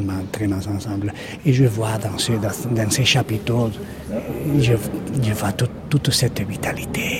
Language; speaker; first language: French; non-native, fluent; Spanish